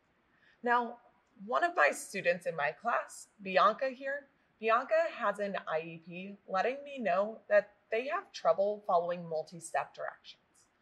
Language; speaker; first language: English; native; English